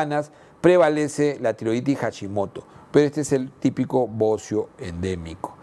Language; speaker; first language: Spanish; native; Spanish